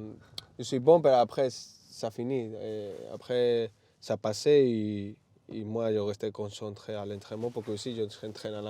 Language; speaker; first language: French; non-native, learner; Spanish